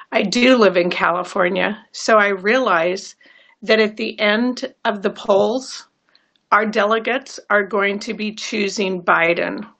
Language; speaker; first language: English; native; English